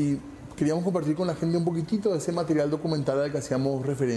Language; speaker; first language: Spanish; native; Spanish